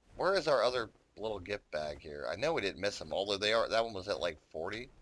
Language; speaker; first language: English; native; English